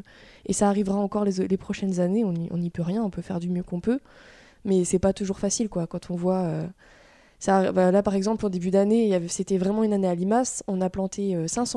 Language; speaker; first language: French; native; French